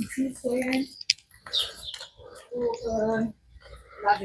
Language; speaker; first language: French; non-native, fluent; Portuguese